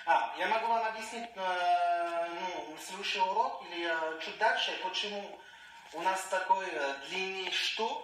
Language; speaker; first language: Russian; non-native, learner; French